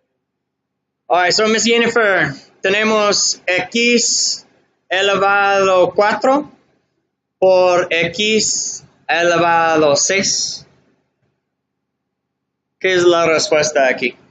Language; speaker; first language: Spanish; non-native, learner; English